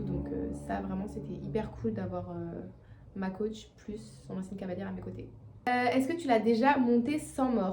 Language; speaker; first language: French; native; French